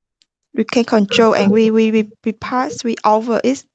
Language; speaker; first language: English; non-native, learner; Vietnamese